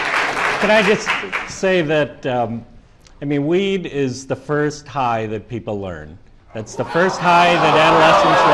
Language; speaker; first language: English; native; English